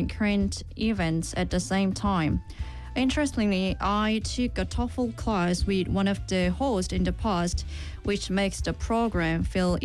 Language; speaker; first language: English; non-native, fluent; Korean